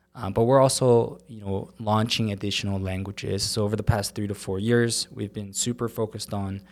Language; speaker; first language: English; non-native, fluent; Korean